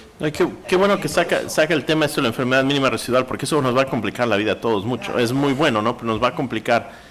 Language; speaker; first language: Spanish; native; Spanish